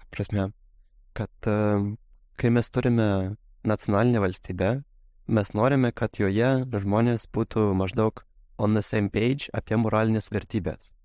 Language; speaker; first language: Lithuanian; non-native, fluent; Russian